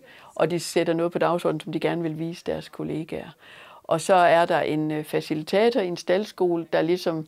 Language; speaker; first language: Danish; native; Danish